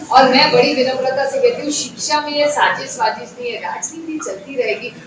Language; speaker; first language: Hindi; non-native, local second language; Marathi